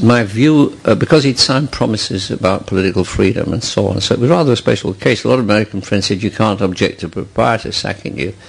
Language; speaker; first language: English; native; English